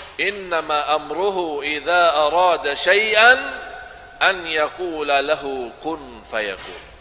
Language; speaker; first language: Malay; non-native, fluent; Arabic